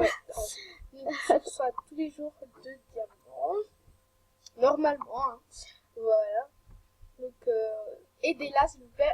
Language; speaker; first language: French; native; French